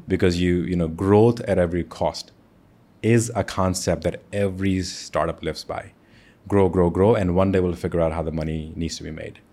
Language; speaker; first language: English; non-native, local second language; Hindi